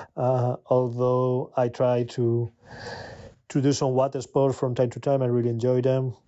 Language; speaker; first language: English; non-native, fluent; Spanish